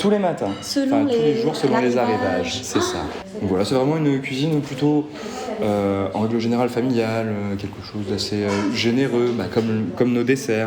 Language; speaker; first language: French; native; French